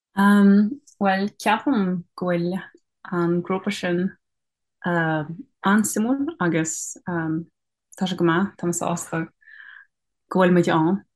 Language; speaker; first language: Irish; non-native, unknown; English